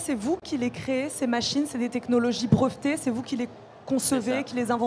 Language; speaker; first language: French; native; French